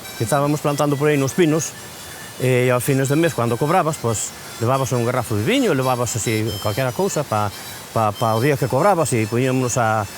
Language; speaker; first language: Galician; native; Galician